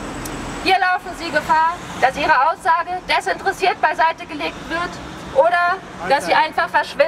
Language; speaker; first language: German; native; German